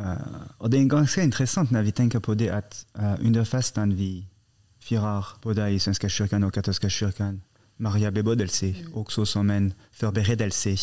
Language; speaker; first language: Swedish; non-native, fluent; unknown